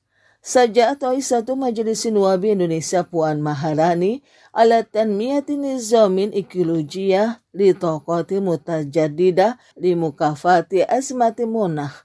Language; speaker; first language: Arabic; non-native, fluent; Indonesian